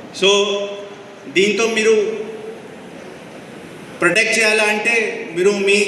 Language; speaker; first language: Telugu; non-native, fluent; Hindi